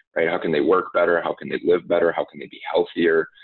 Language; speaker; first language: English; native; English